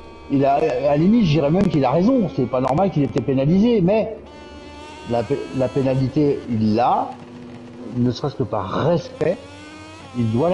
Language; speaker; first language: French; native; French